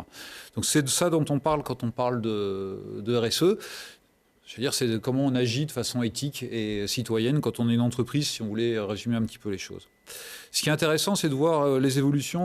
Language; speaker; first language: French; native; French